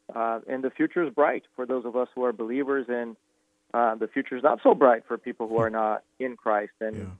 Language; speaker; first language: English; non-native, fluent; Portuguese